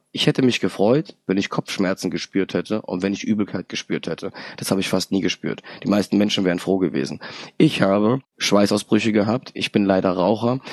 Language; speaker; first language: German; early bilingual, other home language; Polish